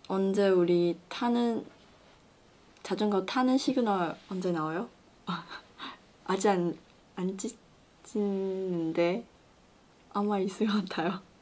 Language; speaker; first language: Korean; non-native, learner; Chinese